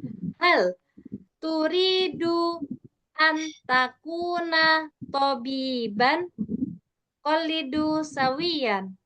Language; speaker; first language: Arabic; non-native, fluent; Indonesian